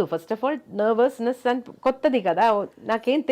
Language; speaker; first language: Telugu; non-native, local second language; Malayalam